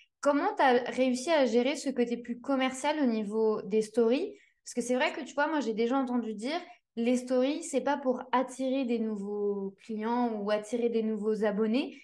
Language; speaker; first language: French; native; French